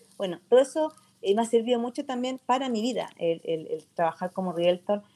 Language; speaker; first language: Spanish; native; Spanish